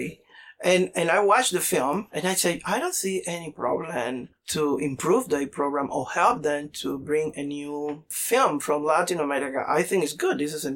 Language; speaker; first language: English; non-native, learner; Spanish